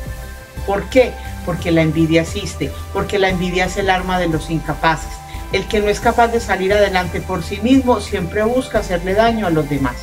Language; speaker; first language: Spanish; native; Spanish